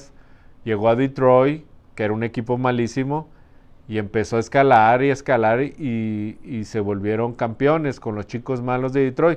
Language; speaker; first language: Spanish; native; Spanish